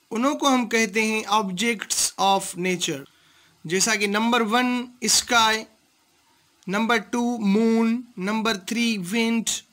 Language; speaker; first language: Urdu; non-native, local second language; Sindhi